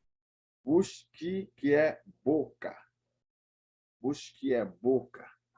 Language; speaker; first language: Portuguese; non-native, fluent; Haitian Creole